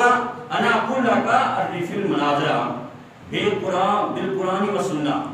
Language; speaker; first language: Arabic; non-native, learner; Urdu